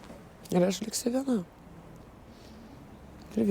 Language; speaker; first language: Lithuanian; early bilingual, other home language; Russian